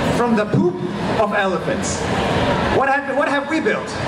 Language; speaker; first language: English; non-native, fluent; Arabic